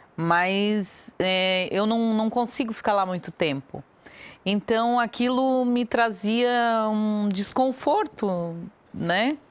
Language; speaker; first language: Portuguese; native; Portuguese